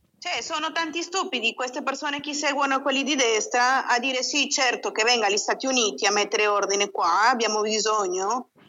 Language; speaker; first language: Italian; non-native, fluent; Spanish